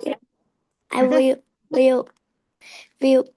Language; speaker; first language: English; non-native, learner; Vietnamese